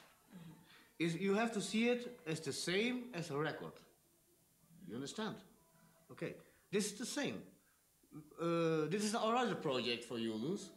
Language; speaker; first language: English; non-native, fluent; Dutch